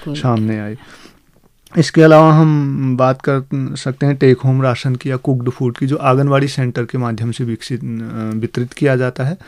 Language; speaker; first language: Hindi; native; Hindi